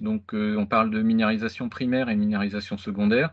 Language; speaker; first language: French; native; French